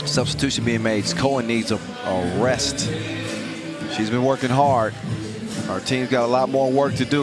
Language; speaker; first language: English; native; English